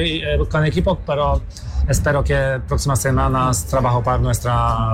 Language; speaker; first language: Spanish; non-native, learner; Polish